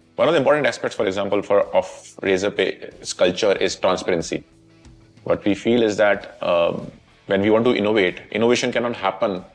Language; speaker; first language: English; non-native, local second language; Hindi